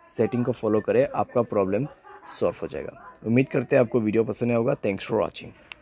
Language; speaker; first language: Hindi; native; Hindi